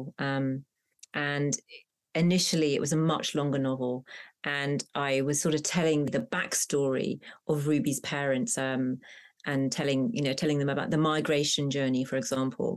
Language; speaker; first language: English; non-native, local second language; Punjabi